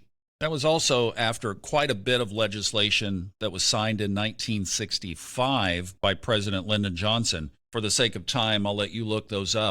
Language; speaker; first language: English; native; English